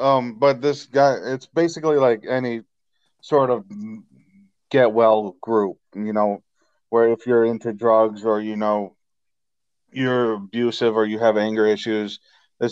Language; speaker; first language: English; native; English